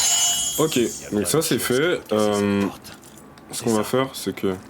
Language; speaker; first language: French; native; French